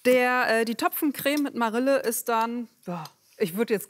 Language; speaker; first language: German; native; German